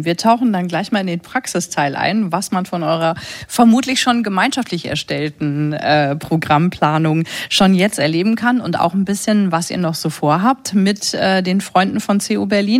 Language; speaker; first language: German; native; German